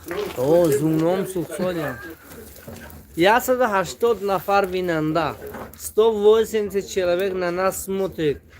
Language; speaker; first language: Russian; non-native, local second language; Tajik